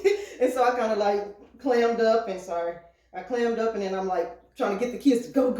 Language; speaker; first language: English; native; English